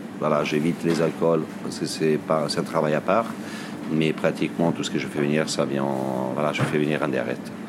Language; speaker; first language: French; non-native, fluent; Italian